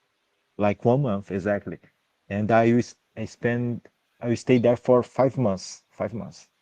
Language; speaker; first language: English; non-native, learner; Portuguese